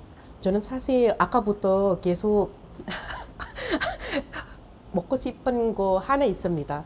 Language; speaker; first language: Korean; non-native, fluent; Indonesian